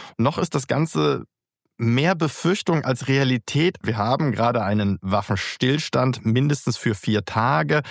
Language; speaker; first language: German; native; German